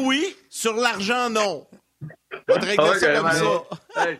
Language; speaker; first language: French; native; French